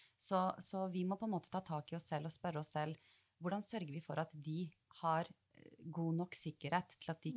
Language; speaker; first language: Norwegian; early bilingual, other home language; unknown